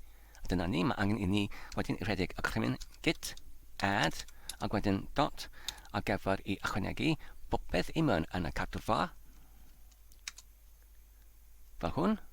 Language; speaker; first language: Welsh; non-native, fluent; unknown